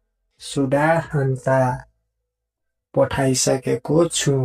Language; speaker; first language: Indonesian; non-native, fluent; Nepali